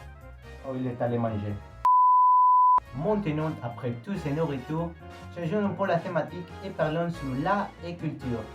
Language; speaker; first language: French; non-native, learner; Spanish